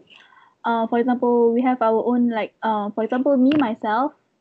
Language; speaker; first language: English; non-native, local second language; Malay